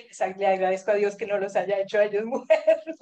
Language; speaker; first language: Spanish; non-native, fluent; English